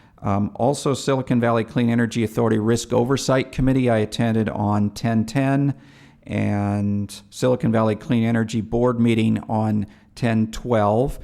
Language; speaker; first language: English; native; English